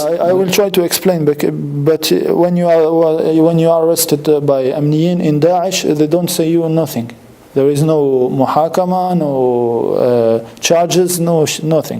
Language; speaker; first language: English; non-native, fluent; French